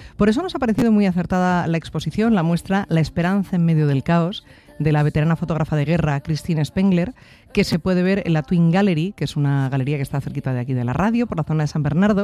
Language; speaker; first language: Spanish; native; Spanish